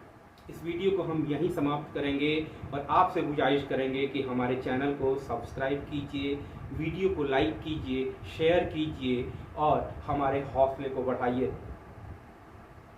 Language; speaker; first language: Hindi; native; Hindi